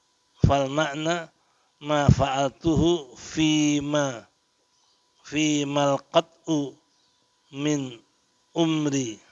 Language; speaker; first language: Arabic; non-native, fluent; Indonesian